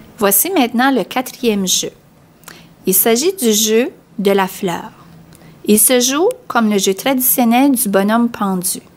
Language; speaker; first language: French; native; French